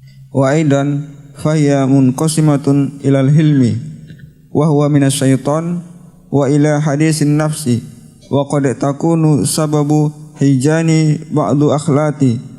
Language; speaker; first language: Arabic; non-native, fluent; Indonesian